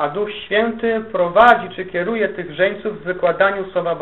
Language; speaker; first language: Polish; native; Polish